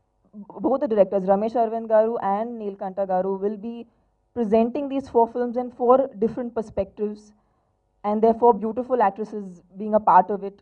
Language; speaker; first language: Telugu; non-native, fluent; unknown